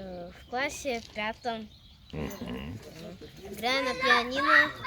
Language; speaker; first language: Russian; early bilingual, heritage; Russian